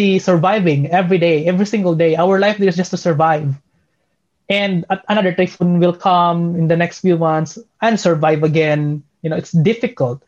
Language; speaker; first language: English; non-native, local second language; Waray